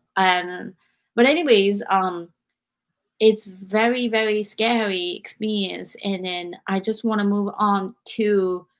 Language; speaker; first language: English; non-native, fluent; Japanese